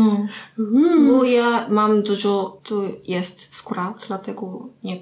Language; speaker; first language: Polish; non-native, learner; Korean